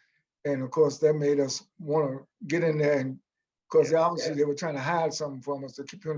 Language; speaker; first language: English; native; English